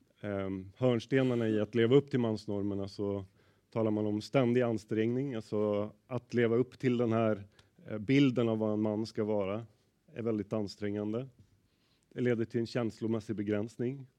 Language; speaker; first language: Swedish; native; Swedish